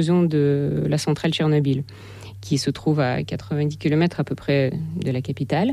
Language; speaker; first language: French; non-native, fluent; Russian